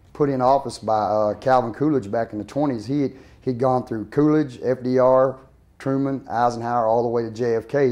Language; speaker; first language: English; native; English